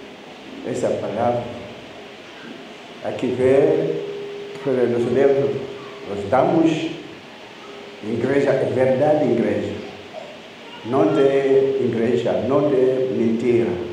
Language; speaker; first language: Portuguese; non-native, learner; Lingala